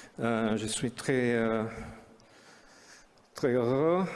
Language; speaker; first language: French; non-native, learner; Portuguese